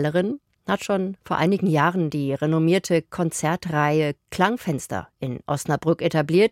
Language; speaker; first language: German; native; German